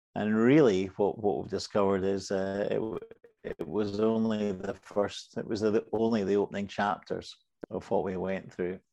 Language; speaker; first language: English; native; English